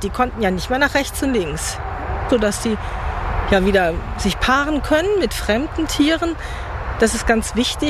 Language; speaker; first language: German; native; German